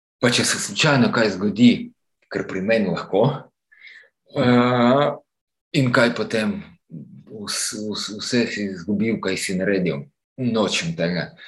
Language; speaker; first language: Slovenian; non-native, fluent; Ukrainian